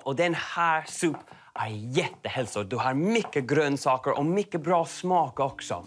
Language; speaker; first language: Swedish; non-native, learner; English